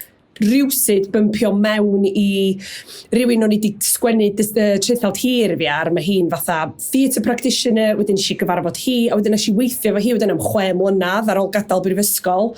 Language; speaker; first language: Welsh; native; Welsh